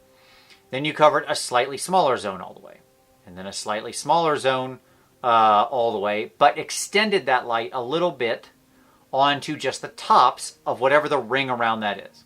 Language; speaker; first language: English; native; English